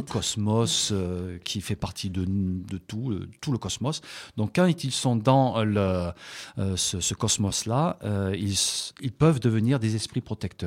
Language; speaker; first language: French; native; French